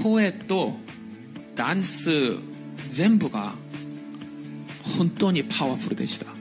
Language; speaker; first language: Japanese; non-native, learner; Korean